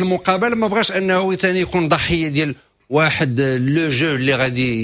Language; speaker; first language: Arabic; native; Arabic